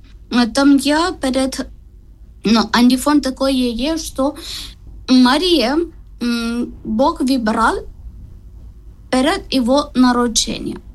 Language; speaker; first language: Ukrainian; non-native, learner; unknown